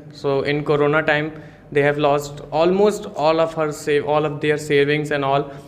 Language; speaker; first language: English; non-native, local second language; Hindi